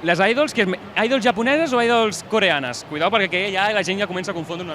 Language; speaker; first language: Catalan; native; Catalan